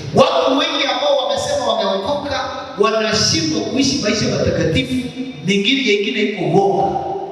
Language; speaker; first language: Swahili; native; Swahili